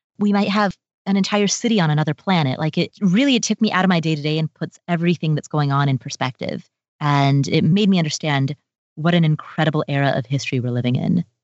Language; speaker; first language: English; early bilingual, other home language; Nepali